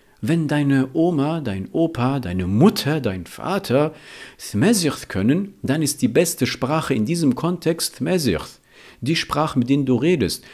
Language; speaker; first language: German; early bilingual, other home language; Riffian